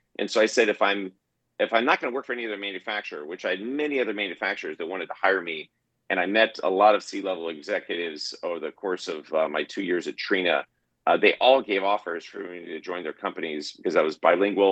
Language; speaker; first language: English; native; English